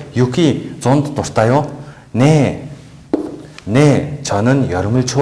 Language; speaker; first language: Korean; non-native, fluent; Mongolian